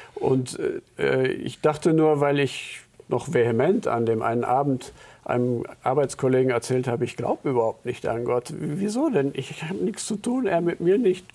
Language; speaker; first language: German; early bilingual, heritage; German